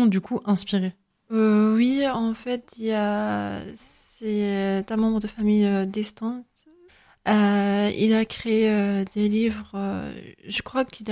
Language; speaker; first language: French; non-native, fluent; Spanish